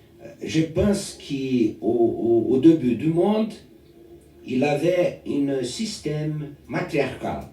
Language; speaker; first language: French; non-native, learner; Portuguese